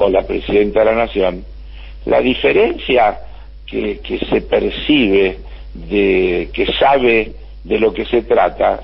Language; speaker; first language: Spanish; native; Spanish